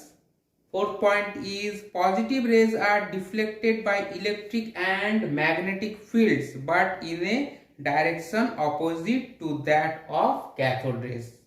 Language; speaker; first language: English; non-native, local second language; Hindi